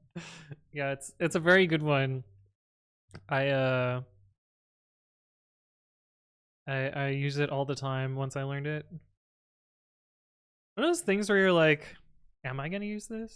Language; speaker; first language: English; native; English